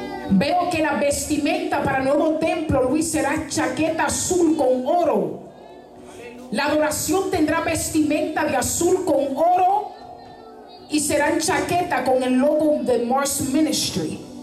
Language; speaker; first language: Spanish; early bilingual, heritage; Spanish